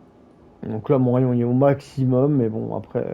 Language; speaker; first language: French; native; French